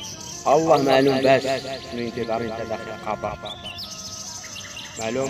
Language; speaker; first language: Arabic; non-native, learner; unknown